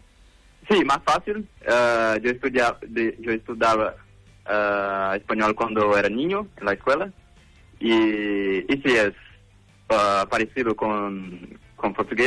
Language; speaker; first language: Spanish; non-native, learner; Portuguese